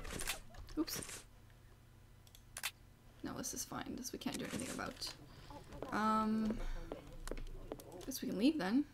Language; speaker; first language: English; native; English